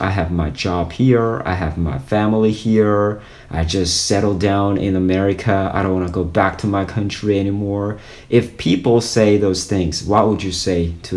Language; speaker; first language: English; non-native, fluent; Korean